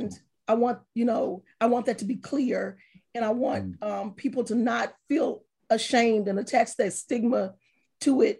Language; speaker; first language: English; native; English